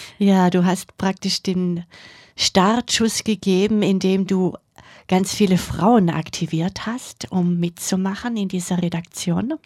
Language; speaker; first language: German; native; German